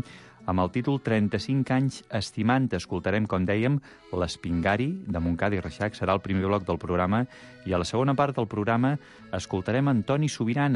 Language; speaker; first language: Catalan; native; Catalan